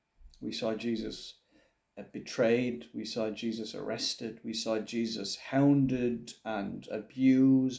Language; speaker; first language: English; native; English